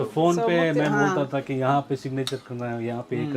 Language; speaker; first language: Hindi; non-native, local second language; Kannada